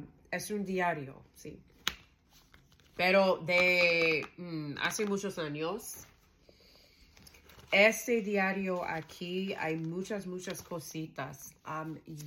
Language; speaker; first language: Spanish; non-native, learner; English